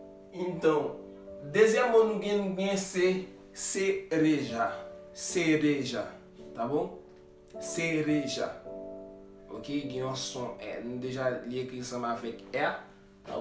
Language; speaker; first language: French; non-native, learner; Haitian Creole